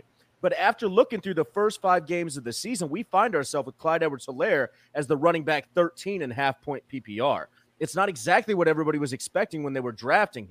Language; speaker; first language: English; native; English